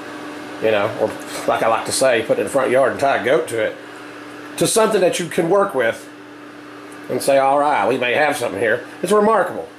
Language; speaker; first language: English; native; English